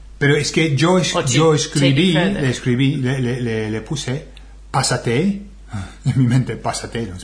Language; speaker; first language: Spanish; non-native, fluent; English